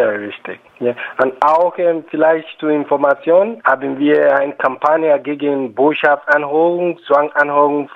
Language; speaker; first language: German; non-native, fluent; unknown